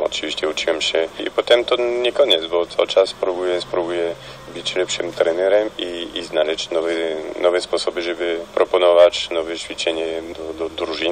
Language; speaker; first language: Polish; non-native, fluent; French